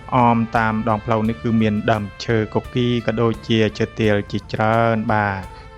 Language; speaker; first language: Khmer; native; Khmer